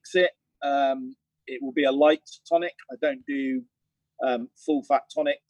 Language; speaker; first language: English; native; English